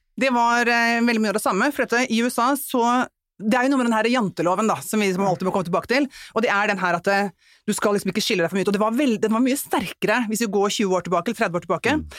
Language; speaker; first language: Norwegian; native; Norwegian